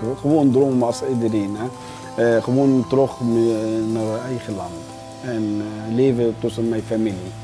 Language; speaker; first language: Dutch; non-native, fluent; Arabic